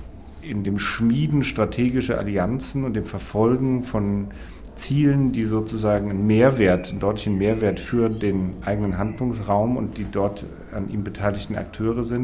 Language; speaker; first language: German; native; German